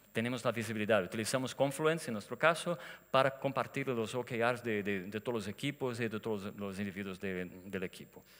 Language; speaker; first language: Spanish; non-native, fluent; Portuguese